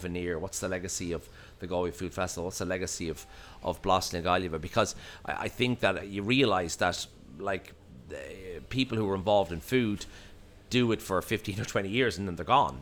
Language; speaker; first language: English; native; English